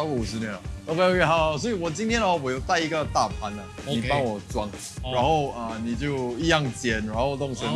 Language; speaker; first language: Chinese; non-native, local second language; English